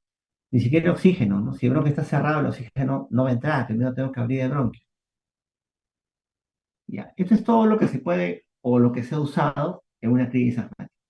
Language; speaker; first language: Spanish; native; Spanish